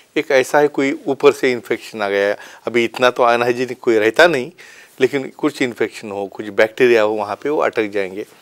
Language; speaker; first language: Hindi; non-native, local second language; Marathi